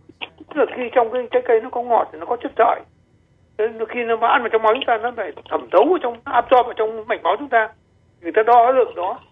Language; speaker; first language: Vietnamese; native; Vietnamese